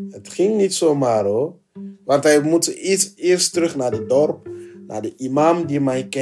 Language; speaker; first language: Dutch; non-native, fluent; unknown